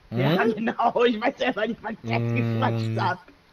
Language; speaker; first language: German; native; German